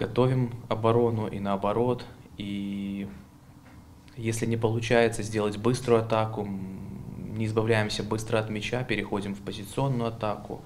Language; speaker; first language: Russian; native; Russian